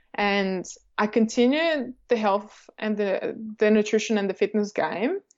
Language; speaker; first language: English; early bilingual, other home language; Russian